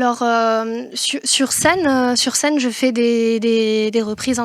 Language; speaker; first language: French; native; French